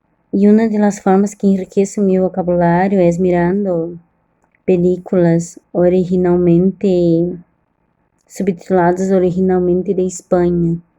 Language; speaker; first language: Spanish; non-native, learner; Portuguese